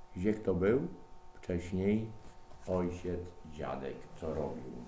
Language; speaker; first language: Polish; native; Polish